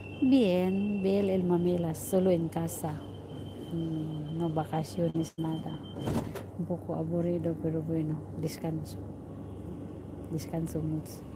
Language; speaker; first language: Spanish; non-native, learner; Filipino